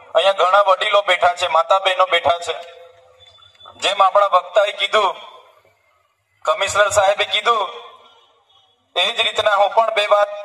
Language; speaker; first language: Gujarati; non-native, local second language; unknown